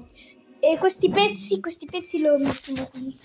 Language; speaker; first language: Italian; early bilingual, other home language; Bangla